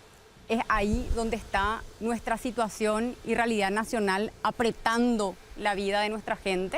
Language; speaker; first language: Spanish; native; Spanish